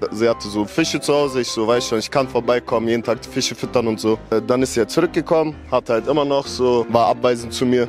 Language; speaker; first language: German; early bilingual, other home language; Turkish